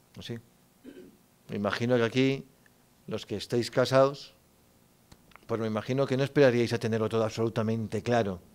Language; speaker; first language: Spanish; native; Spanish